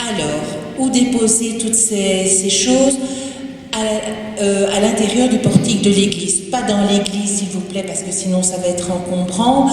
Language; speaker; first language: French; native; French